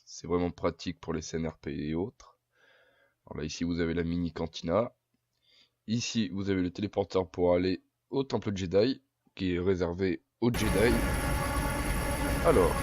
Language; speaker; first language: French; native; French